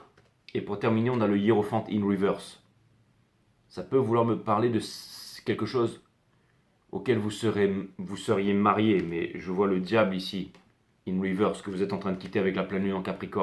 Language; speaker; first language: French; native; French